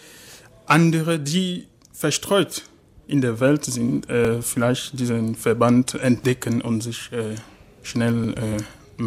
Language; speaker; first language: German; non-native, fluent; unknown